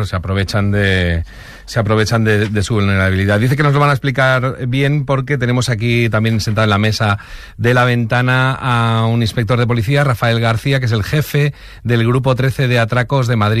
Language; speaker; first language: Spanish; native; Spanish